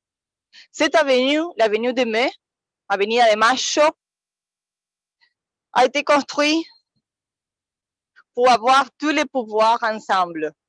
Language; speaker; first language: French; non-native, fluent; Spanish